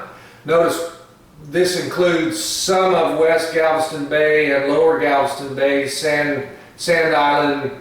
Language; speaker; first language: English; native; English